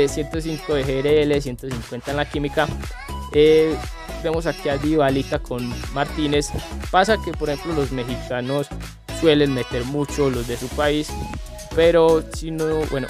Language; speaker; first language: Spanish; native; Spanish